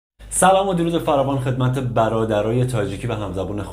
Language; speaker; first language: Persian; native; Persian